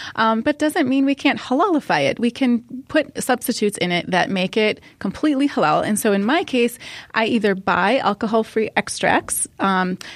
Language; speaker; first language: English; native; English